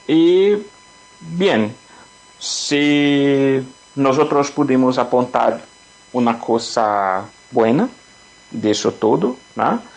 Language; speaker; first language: Spanish; non-native, fluent; Portuguese